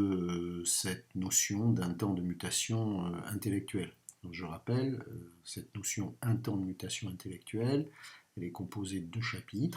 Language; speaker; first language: French; native; French